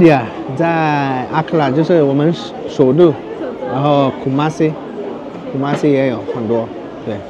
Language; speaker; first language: Chinese; non-native, fluent; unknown